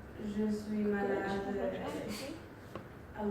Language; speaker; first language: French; non-native, learner; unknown